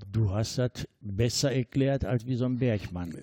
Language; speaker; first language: German; non-native, fluent; Turkish